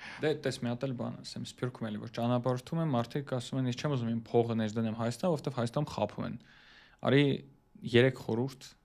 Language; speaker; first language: Armenian; early bilingual, heritage; Armenian